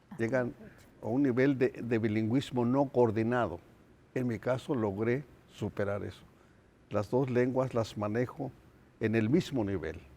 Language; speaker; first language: Spanish; non-native, local second language; Nahuatl languages